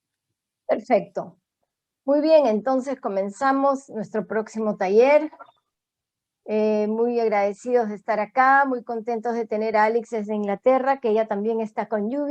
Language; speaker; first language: Spanish; native; Spanish